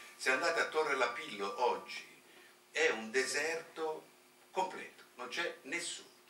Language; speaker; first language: Italian; native; Italian